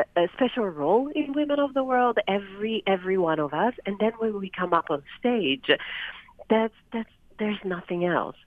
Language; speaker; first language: English; non-native, fluent; Italian